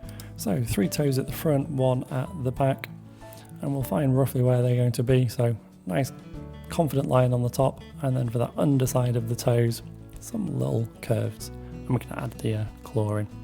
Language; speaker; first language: English; native; English